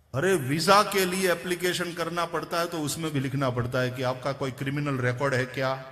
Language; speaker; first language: Hindi; non-native, local second language; Gujarati